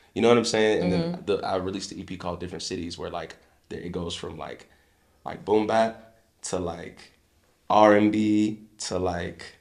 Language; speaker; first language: English; native; English